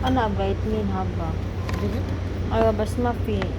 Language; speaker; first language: Arabic; non-native, learner; Filipino